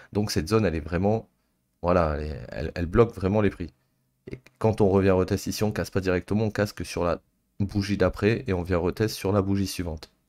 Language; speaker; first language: French; native; French